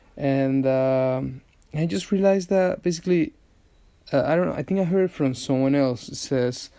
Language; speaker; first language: English; non-native, fluent; Spanish